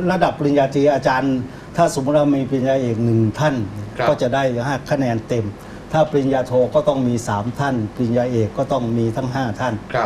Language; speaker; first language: Thai; native; Thai